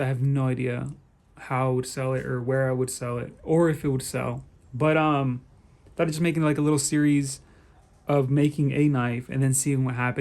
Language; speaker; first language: English; native; English